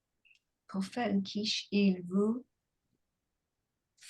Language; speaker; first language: French; non-native, learner; English